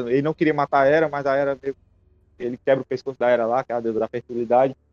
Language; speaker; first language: Portuguese; native; Portuguese